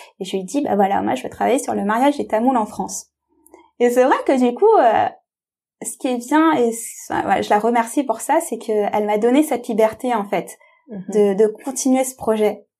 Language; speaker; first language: French; native; French